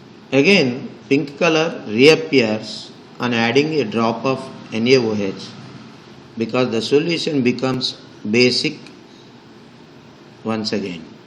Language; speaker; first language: English; non-native, local second language; Telugu